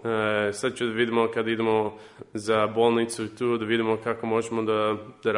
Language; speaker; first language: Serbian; early bilingual, heritage; English